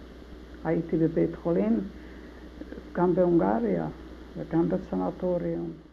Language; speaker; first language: Hebrew; non-native, learner; Hungarian